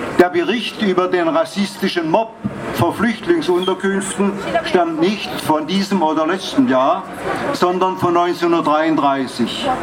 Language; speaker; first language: German; native; German